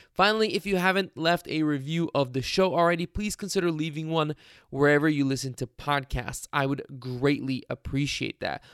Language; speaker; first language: English; native; English